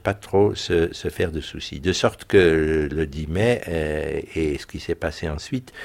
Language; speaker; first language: French; early bilingual, other home language; German